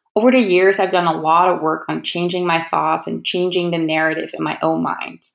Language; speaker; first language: English; non-native, fluent; Dutch